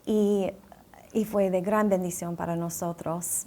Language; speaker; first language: Spanish; non-native, fluent; English